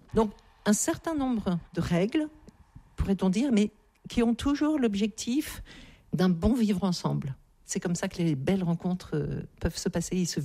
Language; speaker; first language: French; native; French